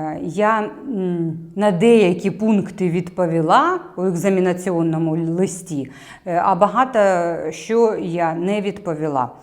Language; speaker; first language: Ukrainian; non-native, local second language; Russian